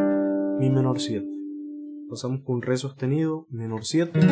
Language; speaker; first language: Spanish; native; Spanish